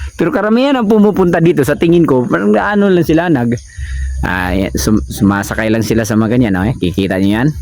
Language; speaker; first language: Filipino; non-native, local second language; Cebuano